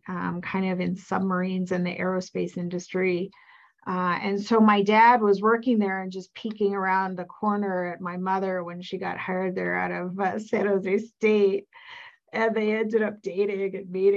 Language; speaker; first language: English; native; English